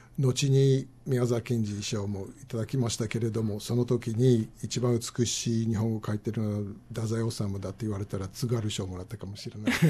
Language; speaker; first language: Japanese; non-native, fluent; English